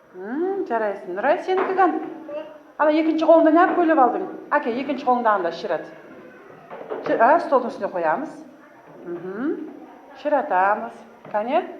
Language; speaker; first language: Kazakh; native; Kazakh